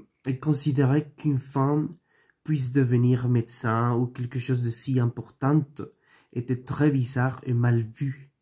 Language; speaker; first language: French; non-native, learner; Spanish